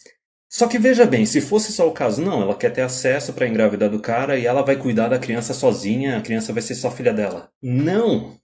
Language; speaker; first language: Portuguese; native; Portuguese